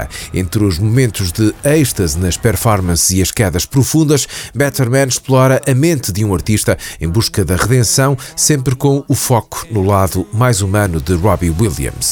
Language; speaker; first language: Portuguese; native; Portuguese